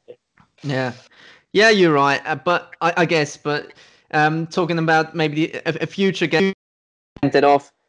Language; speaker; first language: English; non-native, fluent; German